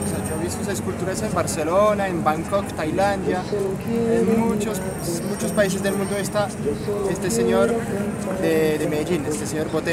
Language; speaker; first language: Spanish; non-native, fluent; French